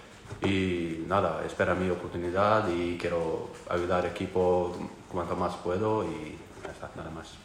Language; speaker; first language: Spanish; non-native, learner; Croatian